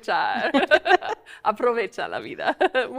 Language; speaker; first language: Spanish; non-native, fluent; English